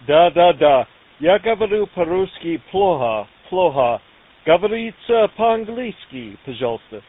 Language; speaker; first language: Russian; non-native, learner; English